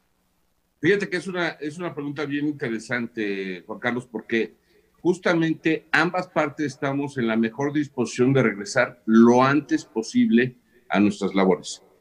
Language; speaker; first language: Spanish; native; Spanish